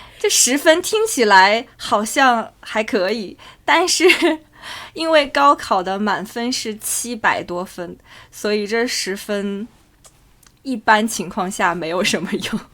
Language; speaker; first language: Chinese; native; Chinese